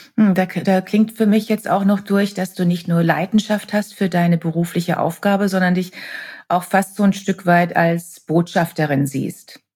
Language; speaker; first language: German; native; German